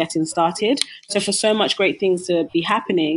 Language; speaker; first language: English; native; English